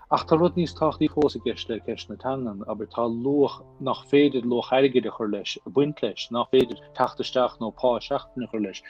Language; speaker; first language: Irish; native; Irish